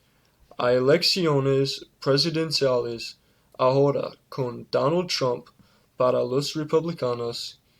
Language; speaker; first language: Spanish; non-native, learner; English